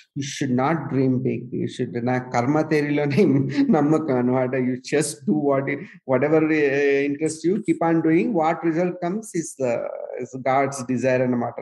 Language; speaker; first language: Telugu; non-native, local second language; Kannada